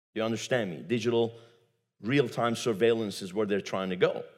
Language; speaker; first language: English; non-native, fluent; Turkish